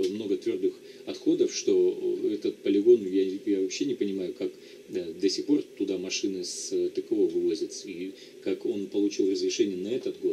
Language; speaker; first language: Russian; native; Russian